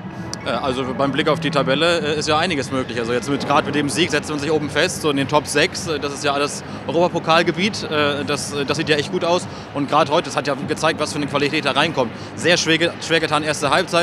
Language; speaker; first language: German; native; German